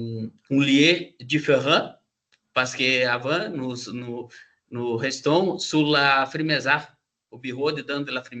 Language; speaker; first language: French; non-native, learner; Portuguese